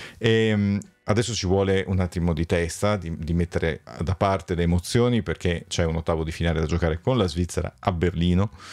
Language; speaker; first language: Italian; native; Italian